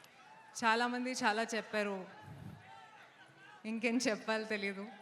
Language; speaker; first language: Telugu; non-native, local second language; Hindi